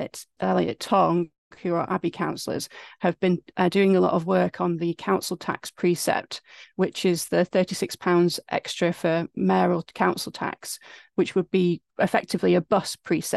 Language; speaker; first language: English; native; English